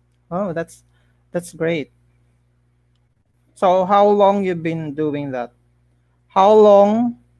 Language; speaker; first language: English; non-native, local second language; Filipino